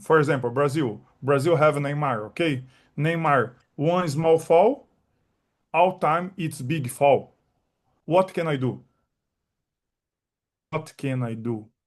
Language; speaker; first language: English; non-native, learner; Portuguese